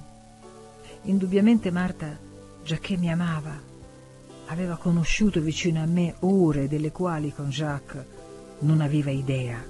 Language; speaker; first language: Italian; native; Italian